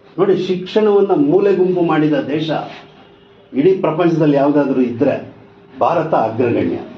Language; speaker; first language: Kannada; non-native, local second language; Telugu